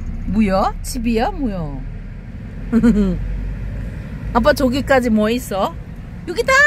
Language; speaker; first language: Korean; non-native, learner; Filipino